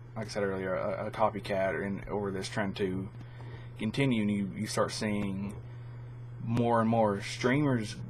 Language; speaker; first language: English; native; English